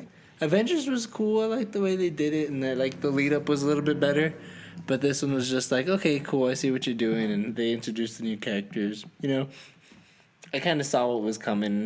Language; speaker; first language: English; native; English